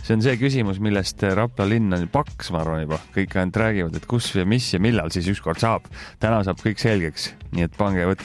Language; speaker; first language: Estonian; native; Estonian